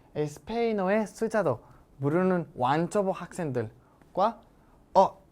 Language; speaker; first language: Korean; non-native, fluent; Spanish